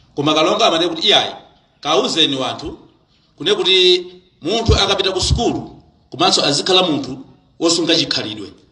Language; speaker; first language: Nyanja; native; Nyanja